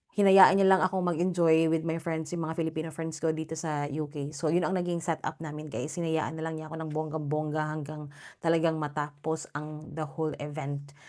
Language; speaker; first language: Filipino; native; Filipino